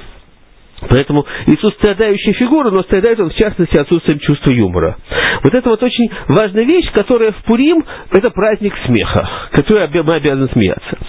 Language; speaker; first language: Russian; native; Russian